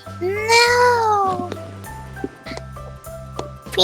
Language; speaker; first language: English; non-native, learner; Thai